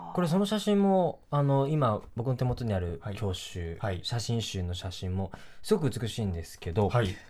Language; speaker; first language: Japanese; native; Japanese